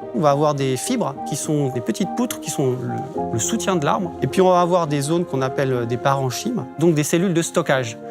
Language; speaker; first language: French; native; French